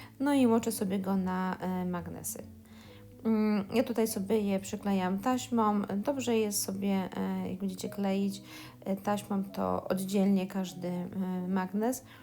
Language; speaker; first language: Polish; native; Polish